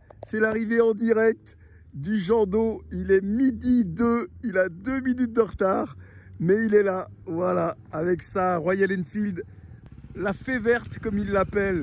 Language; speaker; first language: French; native; French